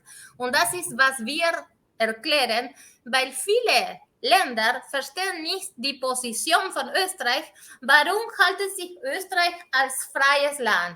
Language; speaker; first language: German; non-native, fluent; Spanish